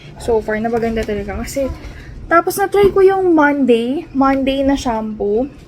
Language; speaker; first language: Filipino; native; Filipino